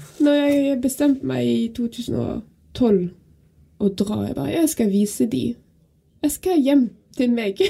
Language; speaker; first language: Norwegian; non-native, fluent; French